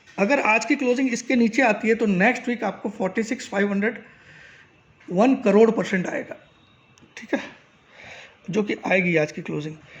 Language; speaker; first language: Hindi; native; Hindi